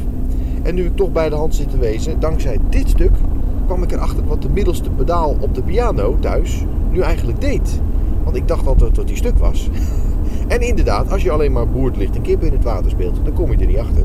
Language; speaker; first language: Dutch; native; Dutch